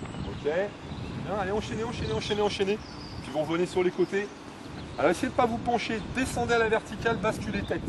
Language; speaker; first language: French; native; French